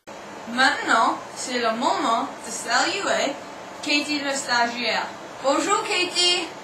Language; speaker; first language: French; non-native, learner; English